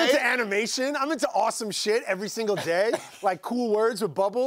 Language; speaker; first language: English; native; English